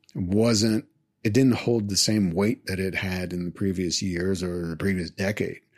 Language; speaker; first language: English; native; English